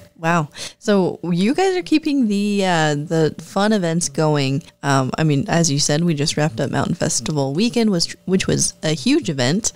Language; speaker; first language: English; native; English